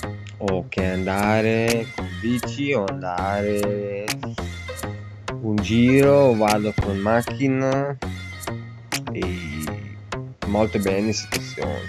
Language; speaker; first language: Italian; non-native, learner; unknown